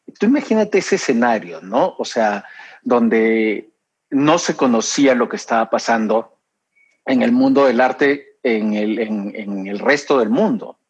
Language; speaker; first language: Spanish; native; Spanish